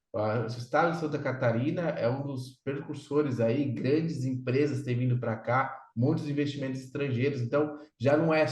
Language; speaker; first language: Portuguese; native; Portuguese